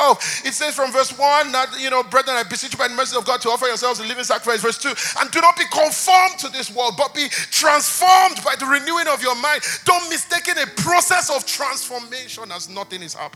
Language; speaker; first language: English; non-native, local second language; Yoruba